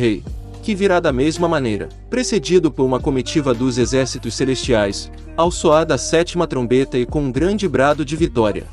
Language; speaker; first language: Portuguese; native; Portuguese